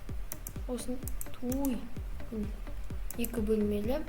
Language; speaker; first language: Kazakh; native; Kazakh